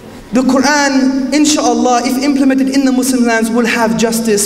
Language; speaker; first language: English; native; English